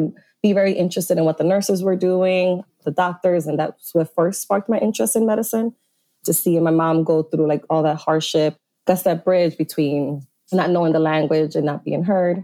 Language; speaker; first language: English; native; English